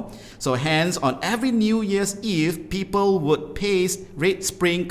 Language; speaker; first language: English; non-native, local second language; Min Nan Chinese